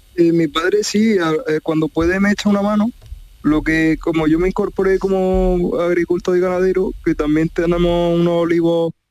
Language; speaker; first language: Spanish; native; Spanish